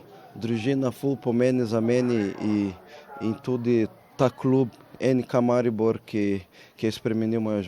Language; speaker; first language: Slovenian; non-native, learner; Portuguese